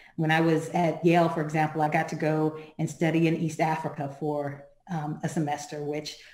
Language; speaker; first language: English; native; English